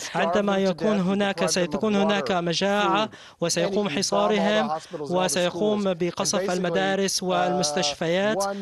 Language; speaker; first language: Arabic; non-native, fluent; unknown